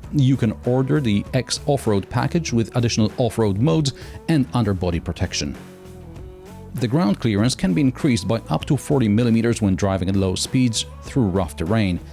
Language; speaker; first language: English; non-native, fluent; Polish